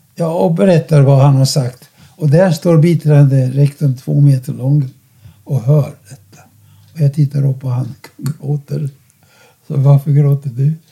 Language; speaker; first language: Swedish; non-native, fluent; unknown